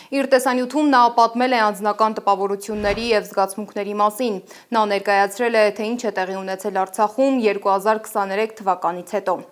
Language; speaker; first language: Armenian; native; Armenian